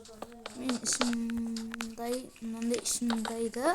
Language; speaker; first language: Kazakh; native; Kazakh